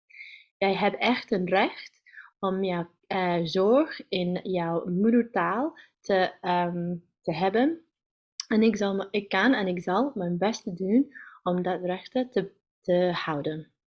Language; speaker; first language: Dutch; non-native, learner; English